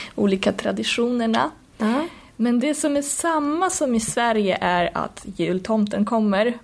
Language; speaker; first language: Swedish; non-native, fluent; Polish